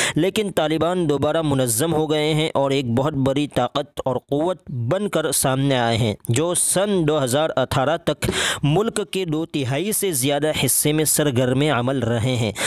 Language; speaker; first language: Urdu; native; Urdu